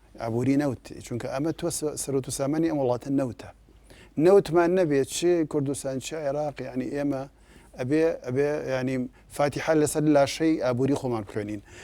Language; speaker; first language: Central Kurdish; native; Central Kurdish